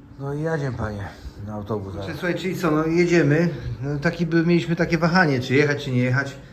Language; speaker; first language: Polish; native; Polish